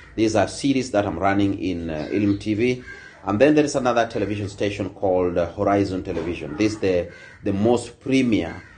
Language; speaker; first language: English; non-native, local second language; Luo (Kenya and Tanzania)